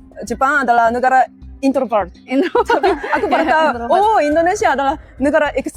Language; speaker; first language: Indonesian; non-native, learner; Japanese